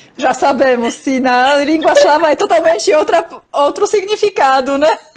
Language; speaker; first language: Portuguese; non-native, fluent; Polish